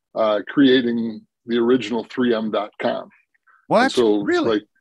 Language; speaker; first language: English; native; English